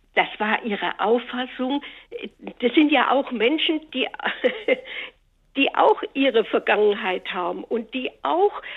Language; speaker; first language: German; native; German